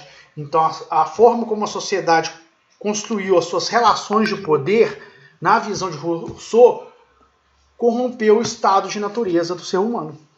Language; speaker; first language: Portuguese; native; Portuguese